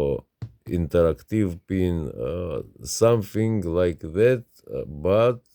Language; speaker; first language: English; non-native, learner; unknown